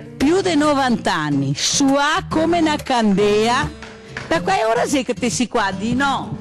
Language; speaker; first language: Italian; native; Italian